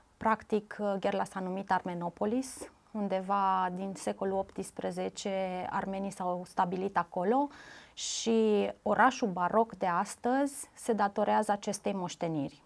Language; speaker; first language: Romanian; native; Romanian